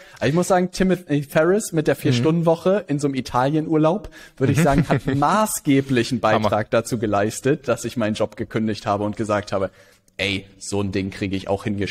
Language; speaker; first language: German; native; German